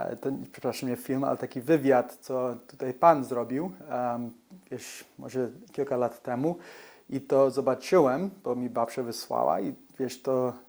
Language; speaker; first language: Polish; early bilingual, heritage; English